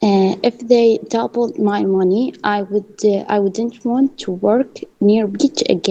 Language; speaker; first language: English; non-native, learner; Arabic